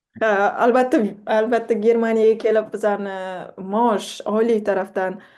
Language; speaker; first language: Uzbek; non-native, local second language; Kara-Kalpak